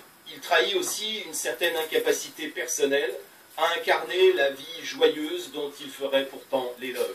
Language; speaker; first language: French; native; French